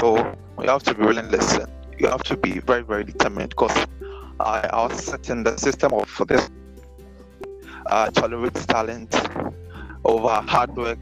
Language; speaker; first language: English; non-native, local second language; Akan